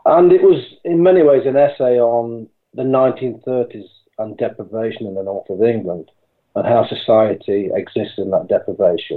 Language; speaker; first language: English; native; English